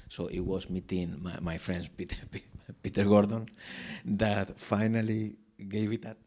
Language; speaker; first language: English; non-native, fluent; Spanish